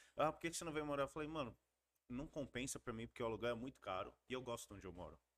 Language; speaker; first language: Portuguese; early bilingual, heritage; Portuguese